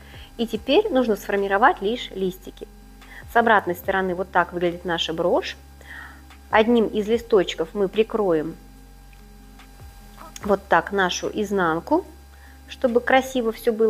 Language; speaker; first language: Russian; native; Russian